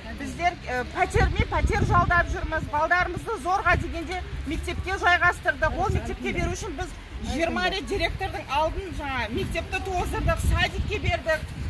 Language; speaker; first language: Kazakh; early bilingual, heritage; Kazakh